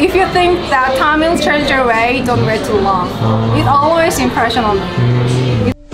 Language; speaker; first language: English; non-native, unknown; Korean